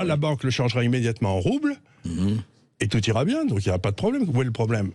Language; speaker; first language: French; native; French